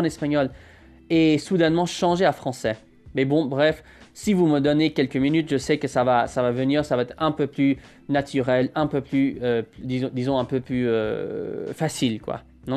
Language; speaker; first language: French; non-native, fluent; English